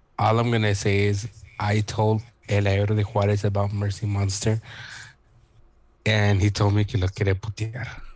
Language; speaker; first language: English; early bilingual, other home language; Spanish